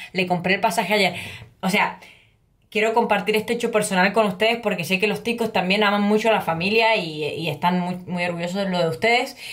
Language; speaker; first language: Spanish; native; Spanish